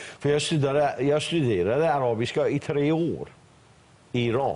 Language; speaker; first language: Swedish; non-native, fluent; Persian